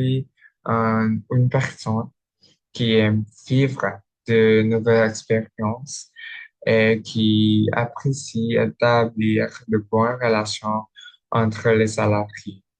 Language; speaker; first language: French; non-native, learner; Indonesian